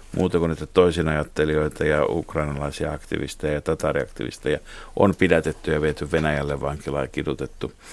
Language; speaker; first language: Finnish; native; Finnish